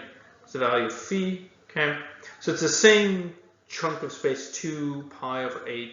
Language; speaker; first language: English; native; English